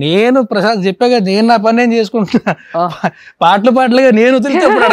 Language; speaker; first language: Telugu; native; Telugu